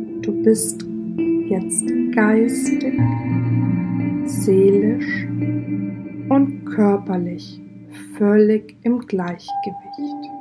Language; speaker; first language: German; native; German